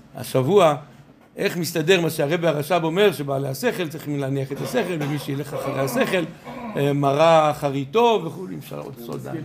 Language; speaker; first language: Hebrew; native; Hebrew